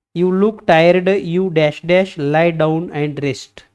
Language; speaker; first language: English; non-native, local second language; Marathi